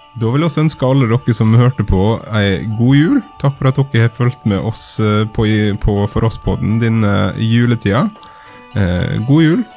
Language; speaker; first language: Norwegian; native; Norwegian